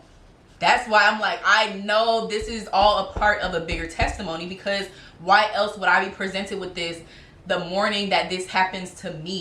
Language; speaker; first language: English; native; English